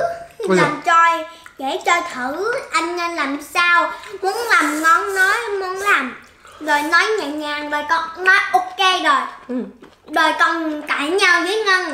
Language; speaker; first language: Vietnamese; early bilingual, heritage; Korean